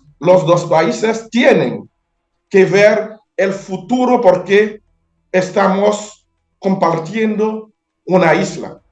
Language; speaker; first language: Spanish; non-native, fluent; Haitian Creole